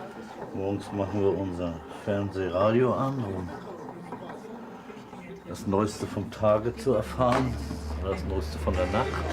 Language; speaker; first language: German; native; German